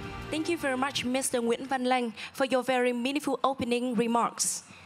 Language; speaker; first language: English; non-native, fluent; Vietnamese